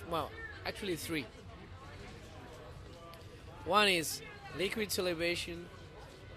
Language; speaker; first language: English; non-native, fluent; Spanish